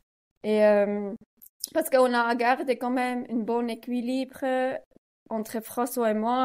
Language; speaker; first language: French; non-native, learner; Swiss German